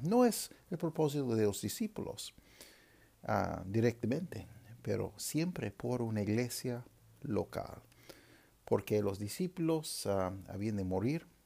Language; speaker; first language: Spanish; non-native, fluent; English